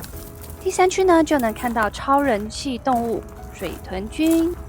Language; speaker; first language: Chinese; native; Chinese